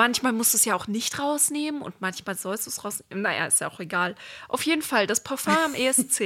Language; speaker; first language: German; native; German